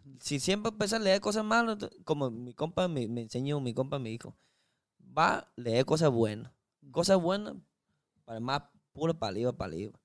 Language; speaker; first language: Spanish; non-native, learner; Chinese